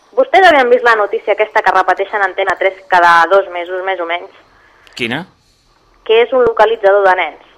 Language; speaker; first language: Catalan; native; Catalan